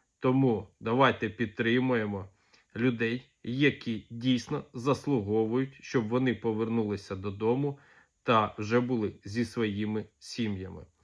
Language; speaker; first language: Ukrainian; native; Ukrainian